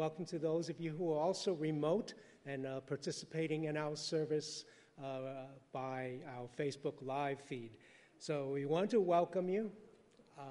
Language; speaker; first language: English; early bilingual, other home language; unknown